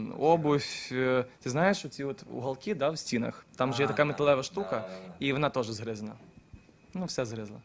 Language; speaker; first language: Ukrainian; non-native, local second language; Russian